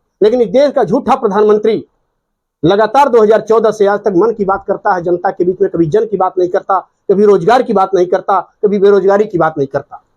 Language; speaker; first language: Hindi; native; Hindi